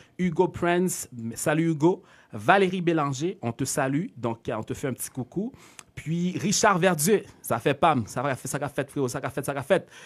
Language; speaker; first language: French; native; French